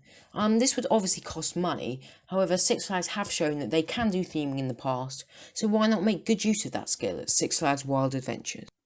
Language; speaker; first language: English; native; English